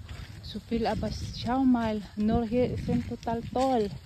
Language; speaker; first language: German; non-native, learner; Filipino